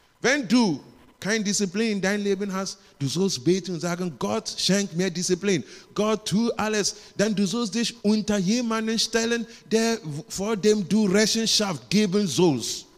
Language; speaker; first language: German; non-native, learner; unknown